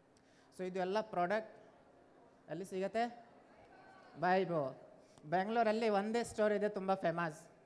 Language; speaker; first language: Kannada; non-native, learner; Bangla